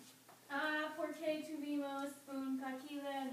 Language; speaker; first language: Spanish; non-native, learner; English